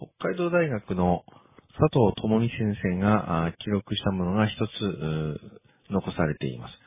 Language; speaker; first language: Japanese; native; Japanese